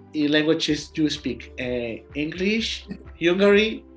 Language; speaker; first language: English; non-native, learner; Spanish